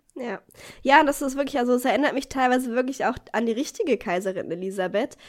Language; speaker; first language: German; native; German